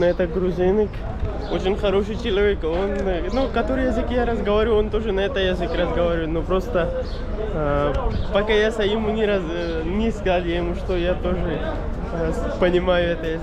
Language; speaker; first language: Russian; non-native, local second language; Kyrgyz